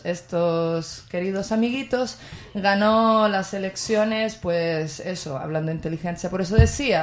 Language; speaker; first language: Spanish; native; Spanish